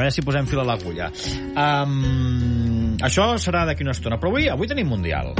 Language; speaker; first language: Catalan; native; Catalan